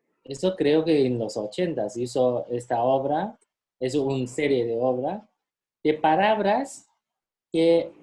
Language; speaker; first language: Spanish; non-native, fluent; Chinese